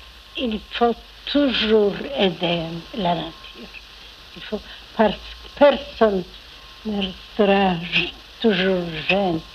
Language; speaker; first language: French; non-native, fluent; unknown